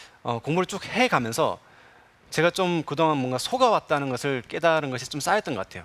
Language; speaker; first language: Korean; native; Korean